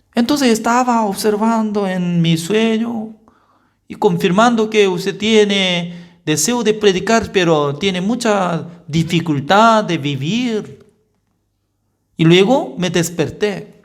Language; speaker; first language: Spanish; non-native, fluent; Korean